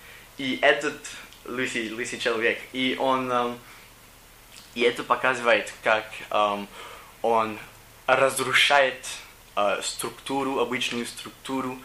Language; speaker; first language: Russian; non-native, learner; English